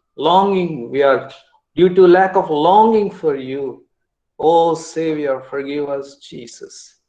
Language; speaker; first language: English; non-native, local second language; Telugu